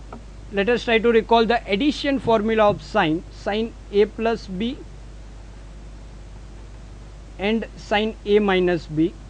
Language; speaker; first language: English; non-native, local second language; Gujarati